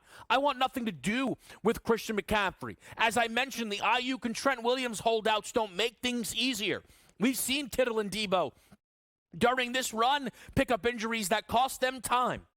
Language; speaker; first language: English; native; English